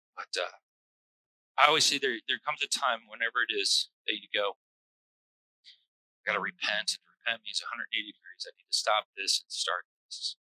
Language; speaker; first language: English; native; English